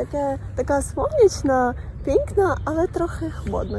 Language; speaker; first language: Polish; non-native, learner; Russian